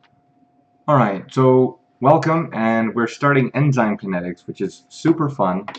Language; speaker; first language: English; native; English